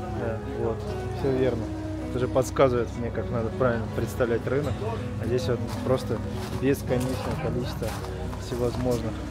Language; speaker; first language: Russian; native; Russian